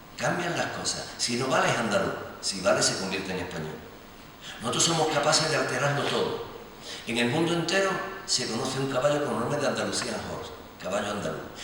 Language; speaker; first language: Spanish; native; Spanish